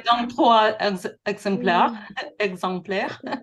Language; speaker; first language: French; non-native, fluent; Russian